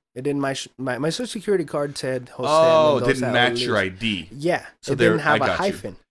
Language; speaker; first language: English; early bilingual, other home language; Spanish